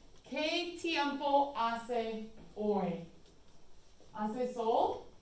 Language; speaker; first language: Spanish; non-native, fluent; English